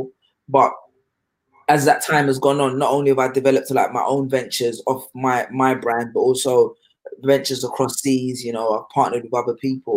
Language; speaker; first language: English; native; English